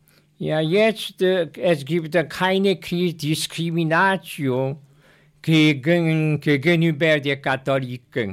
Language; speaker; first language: German; non-native, learner; Chinese